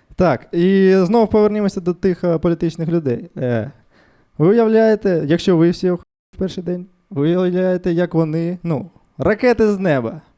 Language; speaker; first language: Ukrainian; non-native, local second language; Russian